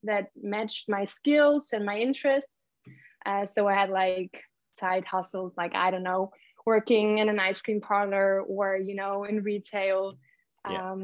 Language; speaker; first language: English; non-native, fluent; German